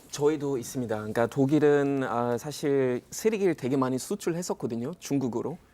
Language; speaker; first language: Korean; non-native, fluent; German